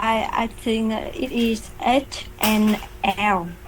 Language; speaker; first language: English; non-native, learner; Vietnamese